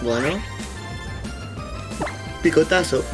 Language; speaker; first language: Spanish; native; Spanish